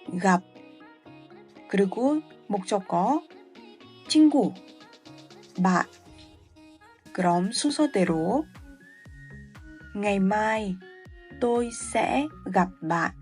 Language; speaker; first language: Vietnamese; non-native, fluent; Korean